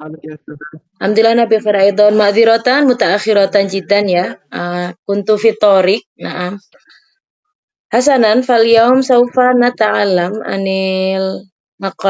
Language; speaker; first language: Arabic; non-native, fluent; Indonesian